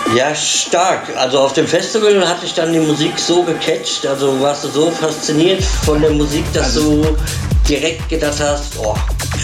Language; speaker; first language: German; native; German